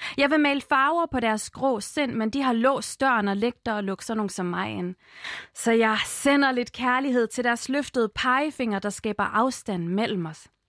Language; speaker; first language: Danish; early bilingual, other home language; Arabic